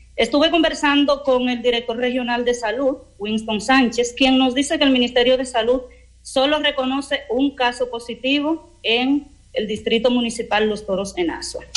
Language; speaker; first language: Spanish; native; Spanish